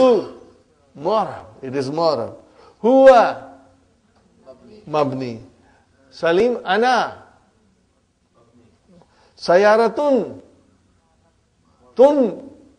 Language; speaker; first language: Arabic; non-native, fluent; Urdu